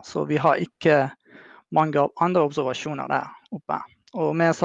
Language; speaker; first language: Norwegian; non-native, fluent; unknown